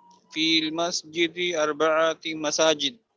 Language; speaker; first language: Arabic; non-native, learner; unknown